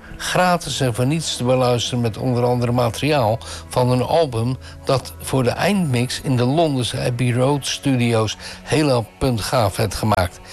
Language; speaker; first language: Dutch; native; Dutch